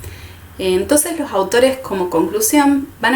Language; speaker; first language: Spanish; native; Spanish